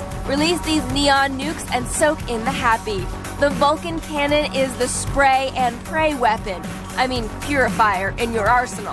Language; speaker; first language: English; native; English